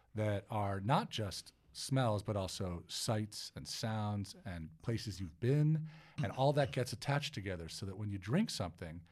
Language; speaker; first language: English; native; English